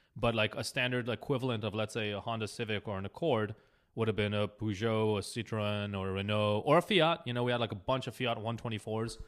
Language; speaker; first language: English; early bilingual, other home language; Hebrew